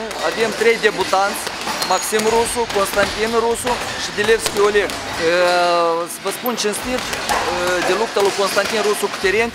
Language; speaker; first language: Romanian; native; Romanian